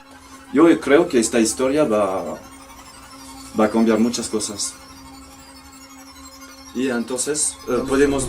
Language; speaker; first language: Spanish; non-native, fluent; French